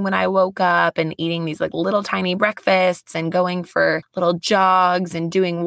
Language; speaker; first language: English; native; English